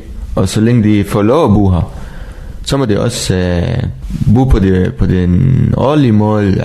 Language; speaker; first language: Danish; non-native, learner; Arabic